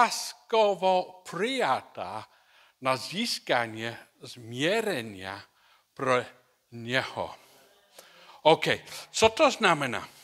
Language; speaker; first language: Czech; non-native, learner; English